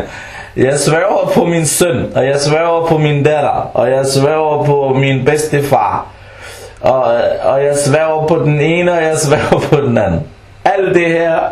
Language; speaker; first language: Danish; early bilingual, other home language; Arabic